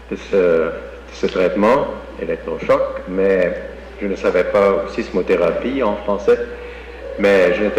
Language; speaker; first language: French; non-native, fluent; English